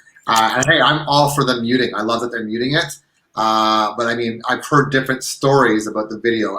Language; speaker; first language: English; native; English